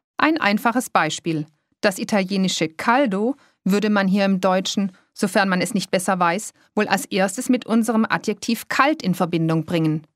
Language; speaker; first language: German; native; German